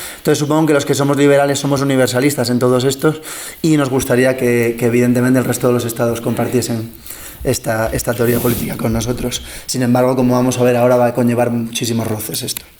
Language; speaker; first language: Spanish; early bilingual, other home language; English